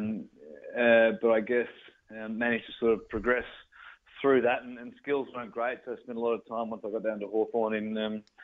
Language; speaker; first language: English; native; English